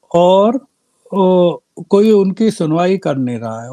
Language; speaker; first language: Hindi; native; Hindi